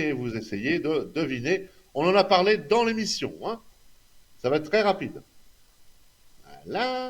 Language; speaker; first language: French; native; French